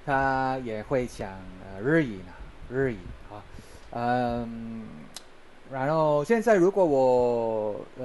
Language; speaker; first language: Chinese; non-native, learner; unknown